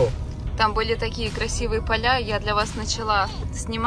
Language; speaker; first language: Russian; native; Russian